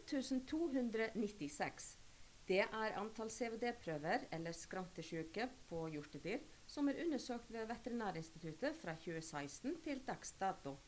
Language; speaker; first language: Norwegian; native; Norwegian